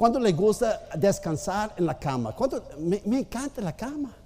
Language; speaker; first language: Spanish; non-native, fluent; English